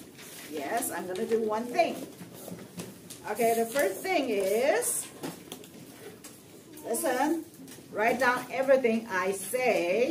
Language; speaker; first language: English; non-native, fluent; Chinese